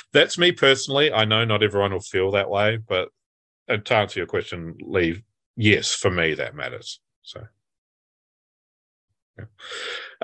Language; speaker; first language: English; native; English